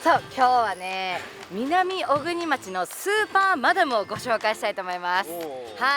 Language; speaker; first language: Japanese; native; Japanese